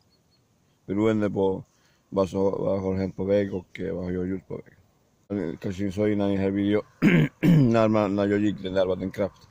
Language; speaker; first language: Swedish; non-native, learner; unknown